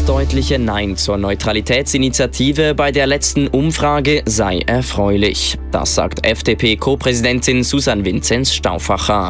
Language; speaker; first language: German; native; German